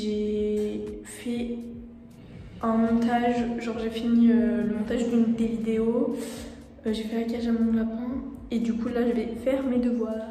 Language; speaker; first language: French; native; French